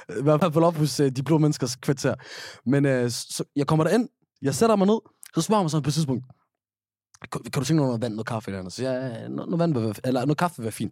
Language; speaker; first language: Danish; early bilingual, other home language; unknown